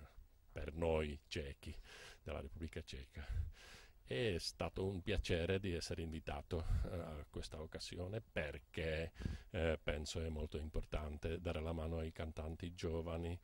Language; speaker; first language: Italian; non-native, fluent; Czech